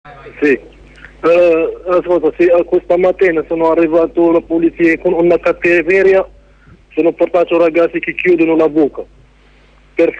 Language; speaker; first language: Italian; non-native, learner; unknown